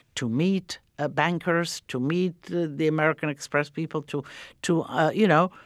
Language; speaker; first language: English; early bilingual, other home language; Croatian